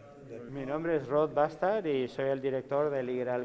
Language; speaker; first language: Spanish; non-native, fluent; English